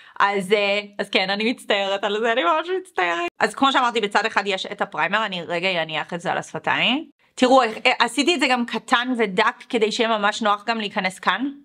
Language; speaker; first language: Hebrew; early bilingual, other home language; English